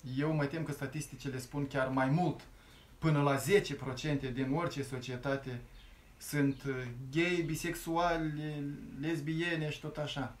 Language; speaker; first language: Romanian; native; Romanian